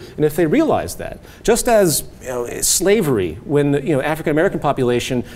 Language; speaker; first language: English; native; English